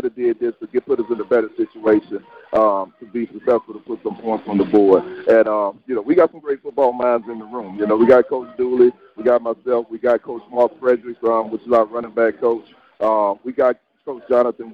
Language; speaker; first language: English; native; English